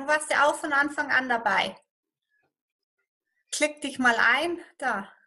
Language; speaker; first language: German; native; German